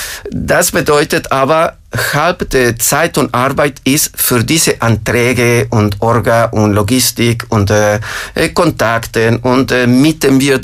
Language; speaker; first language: German; non-native, fluent; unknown